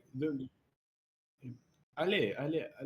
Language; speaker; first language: French; non-native, learner; Russian